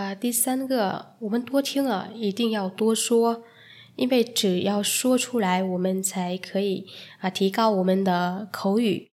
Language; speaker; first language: Chinese; non-native, fluent; Vietnamese